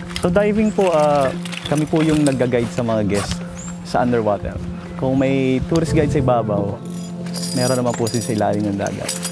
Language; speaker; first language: Filipino; native; Filipino